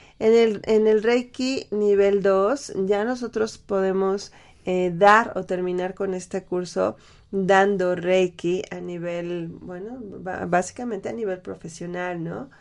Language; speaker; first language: Spanish; native; Spanish